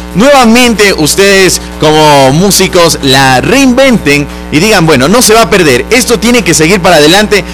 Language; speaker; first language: Spanish; native; Spanish